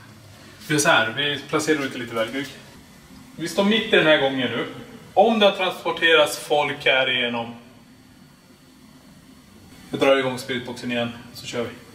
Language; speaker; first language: Swedish; native; Swedish